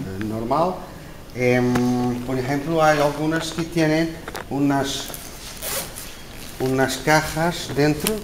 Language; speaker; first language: Spanish; non-native, learner; Portuguese